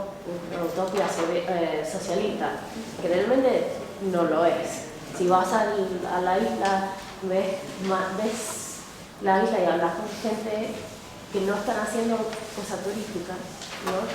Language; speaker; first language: Spanish; non-native, fluent; English